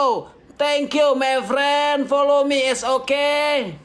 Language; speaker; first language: English; non-native, learner; Indonesian